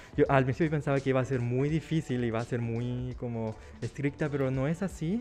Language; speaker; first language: Spanish; early bilingual, other home language; Chinese